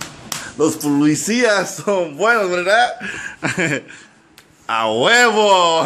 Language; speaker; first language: Spanish; non-native, learner; English